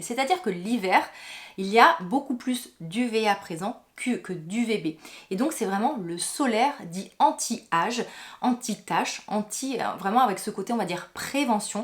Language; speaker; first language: French; native; French